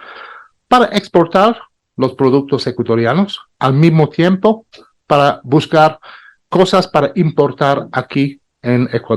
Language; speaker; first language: Spanish; non-native, fluent; English